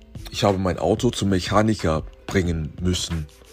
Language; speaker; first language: German; non-native, fluent; English